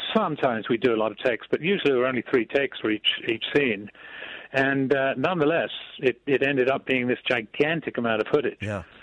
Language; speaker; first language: English; native; English